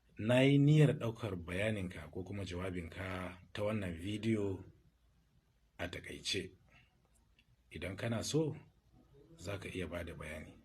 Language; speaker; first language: Hausa; native; Hausa